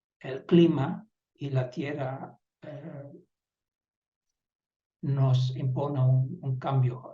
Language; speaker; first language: Spanish; non-native, fluent; Dutch